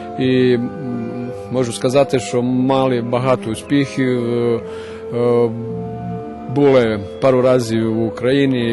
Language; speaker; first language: Ukrainian; early bilingual, heritage; Ukrainian